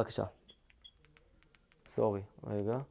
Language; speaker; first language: Hebrew; native; Hebrew